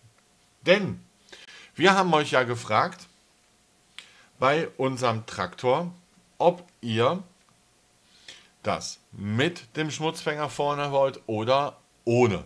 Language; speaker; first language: German; native; German